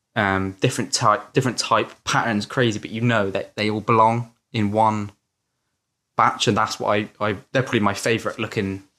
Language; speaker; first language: English; native; English